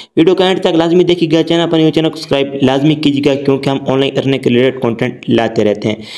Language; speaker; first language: Urdu; native; Urdu